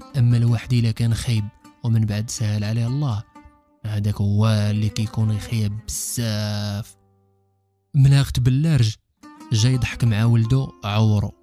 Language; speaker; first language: Arabic; native; Arabic